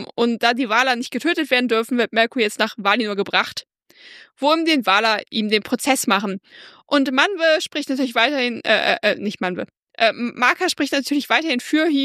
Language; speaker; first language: German; native; German